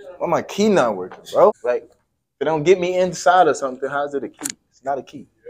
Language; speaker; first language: English; native; English